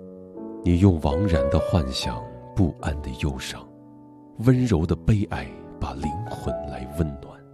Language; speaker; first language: Chinese; native; Chinese